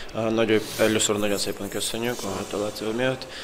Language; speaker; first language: Hungarian; non-native, learner; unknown